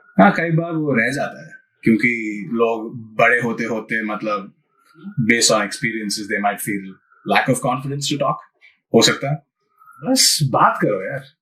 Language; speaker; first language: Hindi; non-native, local second language; Malayalam